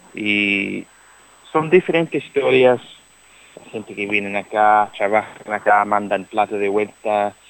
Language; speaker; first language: Spanish; early bilingual, heritage; Spanish